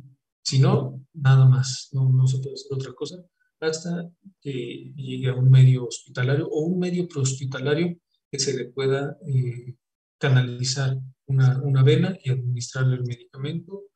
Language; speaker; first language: Spanish; native; Spanish